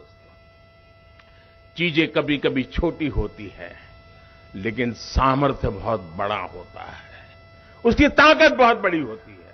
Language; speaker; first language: Hindi; non-native, local second language; Gujarati